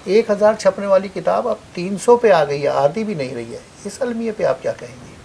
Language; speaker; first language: Urdu; native; Urdu